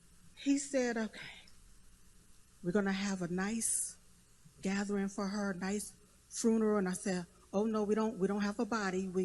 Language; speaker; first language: English; native; English